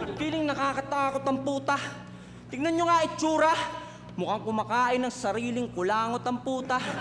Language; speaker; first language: Filipino; native; Filipino